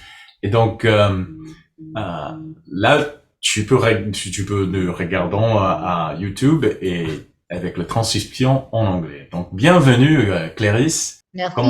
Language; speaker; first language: French; non-native, learner; English